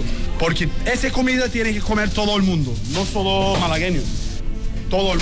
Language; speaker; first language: Spanish; non-native, learner; Turkish